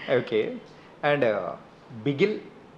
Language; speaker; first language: Telugu; native; Telugu